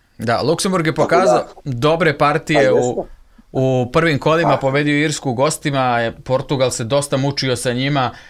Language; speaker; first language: Serbian; native; Serbian